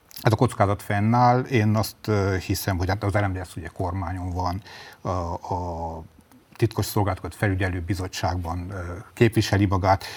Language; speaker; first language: Hungarian; native; Hungarian